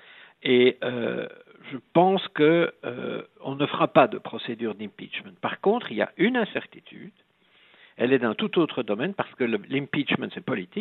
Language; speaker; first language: French; native; French